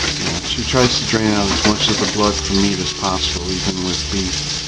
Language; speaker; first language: English; native; English